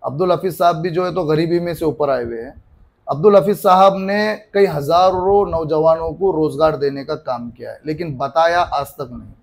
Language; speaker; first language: Hindi; non-native, local second language; Marathi